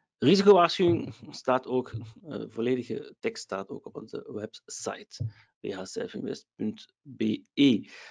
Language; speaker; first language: Dutch; non-native, local second language; German